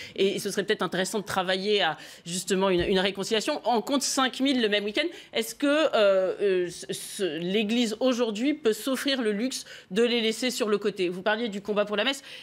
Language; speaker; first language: French; native; French